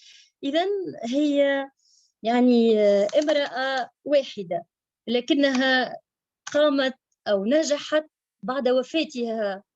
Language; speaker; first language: Arabic; native; Arabic